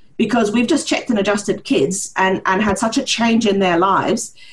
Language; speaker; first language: English; early bilingual, heritage; Norwegian